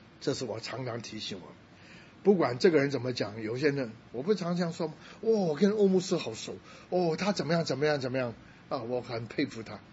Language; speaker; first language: Chinese; non-native, local second language; Cantonese